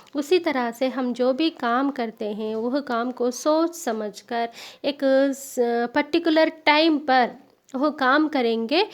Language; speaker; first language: Hindi; non-native, local second language; Telugu